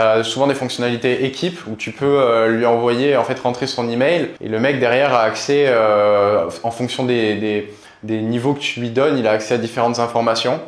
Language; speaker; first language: French; native; French